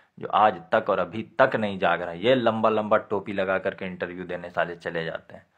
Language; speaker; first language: Urdu; native; Urdu